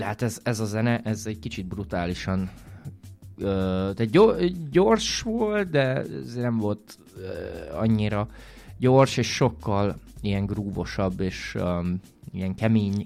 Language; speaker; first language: Hungarian; native; Hungarian